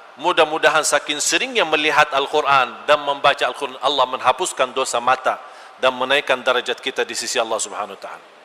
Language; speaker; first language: Malay; non-native, fluent; Arabic